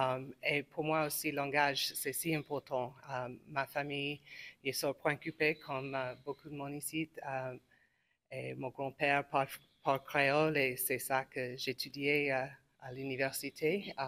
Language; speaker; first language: French; non-native, local second language; English